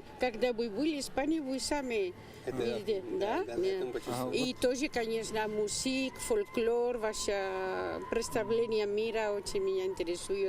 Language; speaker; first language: Russian; non-native, learner; Spanish